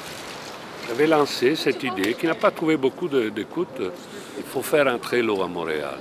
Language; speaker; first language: French; non-native, fluent; Italian